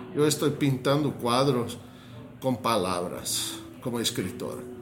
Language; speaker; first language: Spanish; non-native, fluent; English